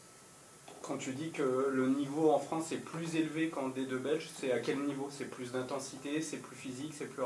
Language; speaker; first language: French; native; French